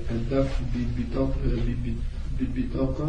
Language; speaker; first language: Arabic; non-native, learner; French